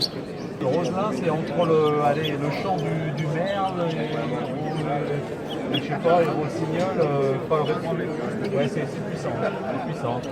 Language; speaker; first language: French; native; French